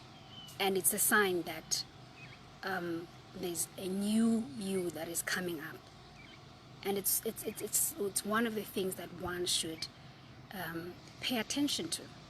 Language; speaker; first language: English; non-native, local second language; Zulu